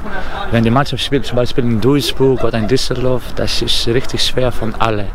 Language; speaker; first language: German; non-native, learner; Greek